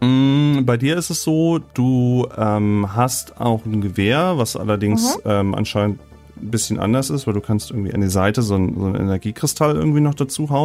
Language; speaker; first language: German; native; German